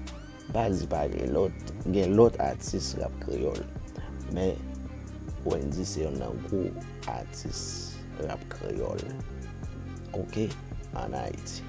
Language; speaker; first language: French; non-native, local second language; Haitian Creole